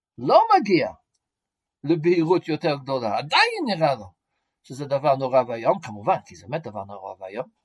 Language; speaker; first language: Hebrew; non-native, fluent; English